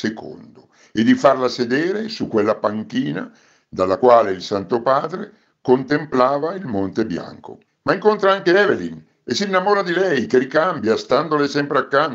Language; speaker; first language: Italian; native; Italian